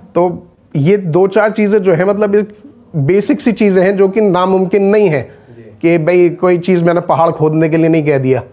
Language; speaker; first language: Hindi; native; Hindi